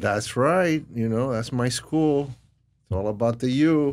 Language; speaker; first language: English; non-native, fluent; Spanish